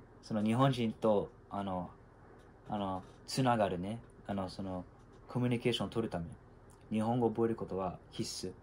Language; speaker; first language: Japanese; non-native, fluent; English